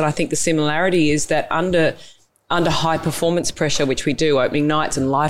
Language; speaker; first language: English; native; English